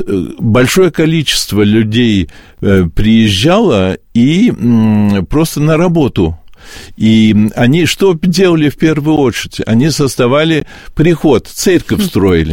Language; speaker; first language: Russian; early bilingual, heritage; Russian